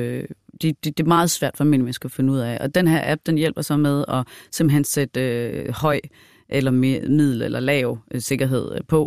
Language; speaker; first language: Danish; native; Danish